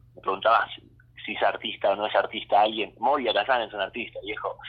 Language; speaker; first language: Spanish; native; Spanish